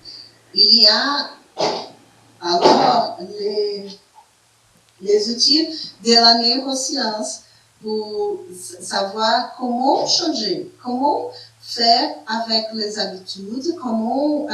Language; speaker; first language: French; non-native, fluent; Portuguese